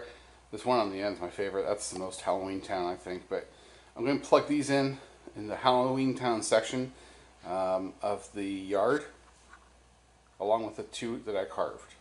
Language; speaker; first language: English; native; English